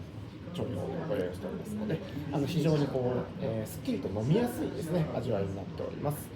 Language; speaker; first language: Japanese; native; Japanese